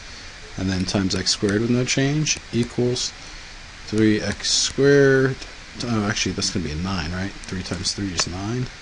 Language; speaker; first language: English; native; English